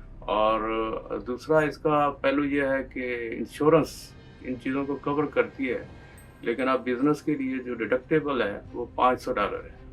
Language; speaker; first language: Urdu; native; Urdu